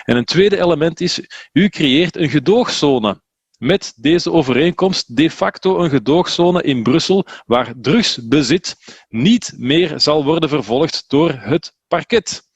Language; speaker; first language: Dutch; native; Dutch